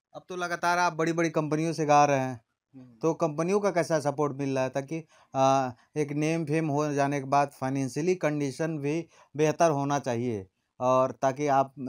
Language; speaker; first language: Hindi; native; Hindi